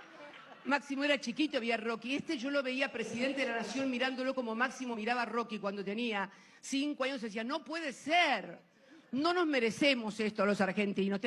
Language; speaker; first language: Spanish; native; Spanish